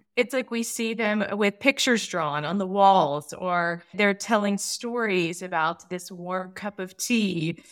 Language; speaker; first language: English; native; English